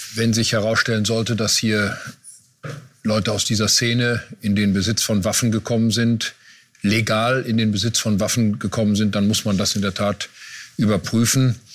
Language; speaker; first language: German; native; German